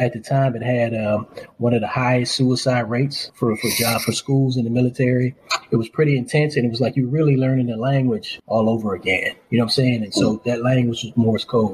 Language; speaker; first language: English; native; English